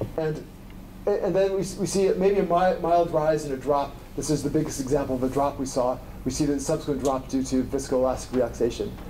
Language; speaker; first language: English; native; English